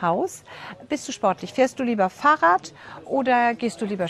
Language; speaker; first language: German; native; German